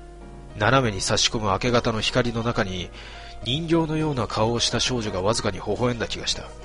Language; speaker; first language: Japanese; native; Japanese